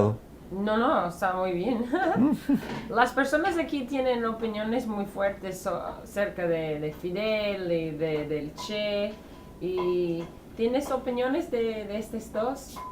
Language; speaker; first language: Spanish; non-native, fluent; English